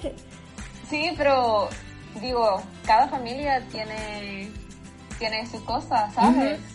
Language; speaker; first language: Spanish; non-native, fluent; English